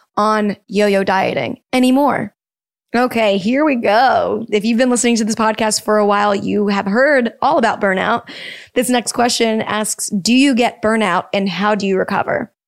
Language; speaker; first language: English; early bilingual, other home language; Filipino